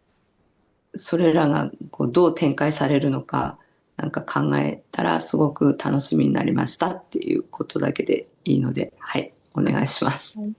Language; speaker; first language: Japanese; native; Japanese